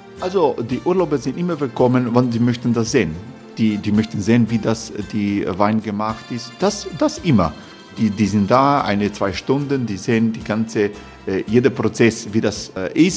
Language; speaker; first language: German; non-native, fluent; Croatian